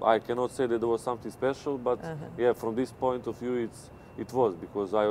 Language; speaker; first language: English; non-native, fluent; Serbian